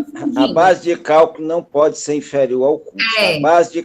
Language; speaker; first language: Portuguese; native; Portuguese